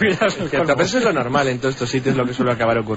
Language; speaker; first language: Spanish; native; Spanish